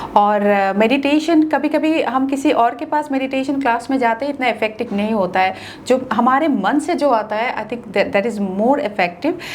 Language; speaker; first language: Hindi; non-native, local second language; Bangla